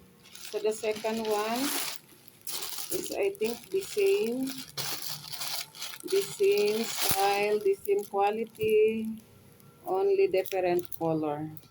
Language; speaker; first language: English; non-native, local second language; Filipino